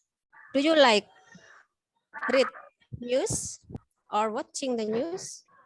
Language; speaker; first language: English; non-native, learner; Indonesian